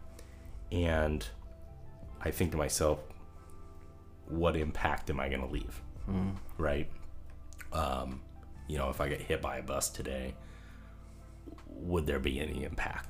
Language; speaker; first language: English; native; English